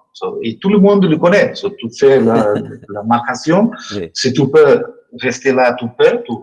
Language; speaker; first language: French; non-native, learner; Portuguese